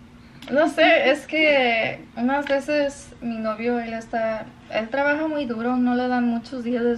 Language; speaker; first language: Spanish; early bilingual, other home language; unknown